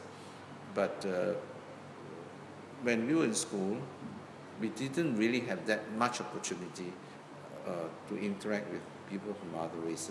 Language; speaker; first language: English; non-native, local second language; Min Nan Chinese